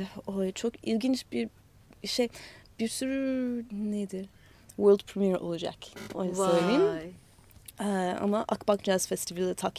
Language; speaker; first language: Turkish; non-native, learner; English